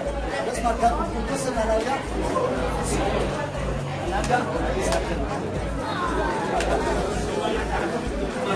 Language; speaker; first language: Spanish; non-native, learner; French